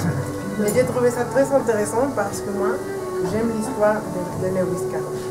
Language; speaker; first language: French; non-native, fluent; Spanish